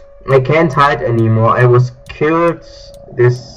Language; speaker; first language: English; non-native, learner; German